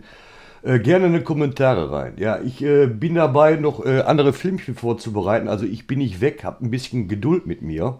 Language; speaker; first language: German; native; German